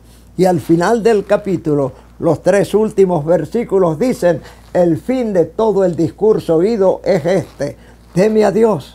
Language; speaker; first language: Spanish; native; Spanish